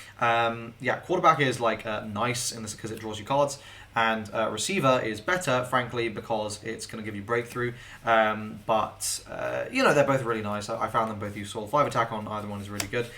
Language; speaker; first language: English; native; English